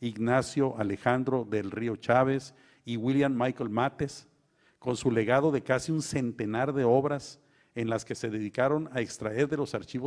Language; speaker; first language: Spanish; native; Spanish